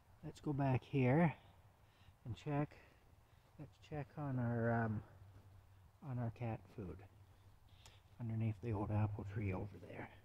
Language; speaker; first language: English; native; English